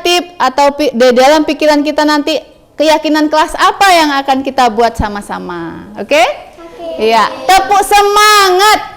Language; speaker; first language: Indonesian; native; Indonesian